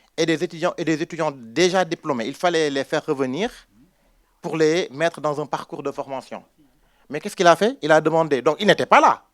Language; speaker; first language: French; non-native, local second language; Wolof